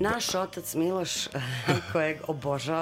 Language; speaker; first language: Serbian; native; Serbian